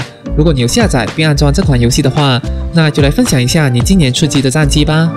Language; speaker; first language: Chinese; native; Chinese